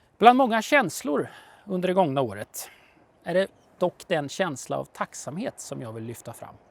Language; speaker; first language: Swedish; native; Swedish